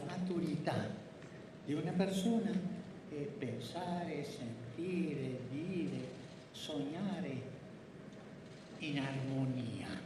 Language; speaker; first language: Italian; non-native, fluent; Spanish